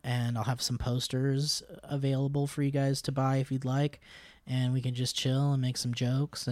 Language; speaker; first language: English; native; English